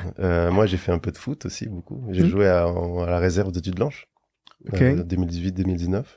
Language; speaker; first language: French; native; French